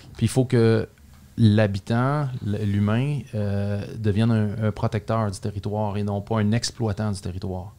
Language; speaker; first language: French; native; French